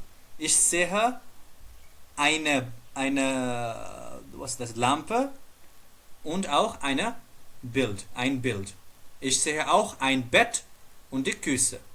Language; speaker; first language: German; non-native, learner; Nepali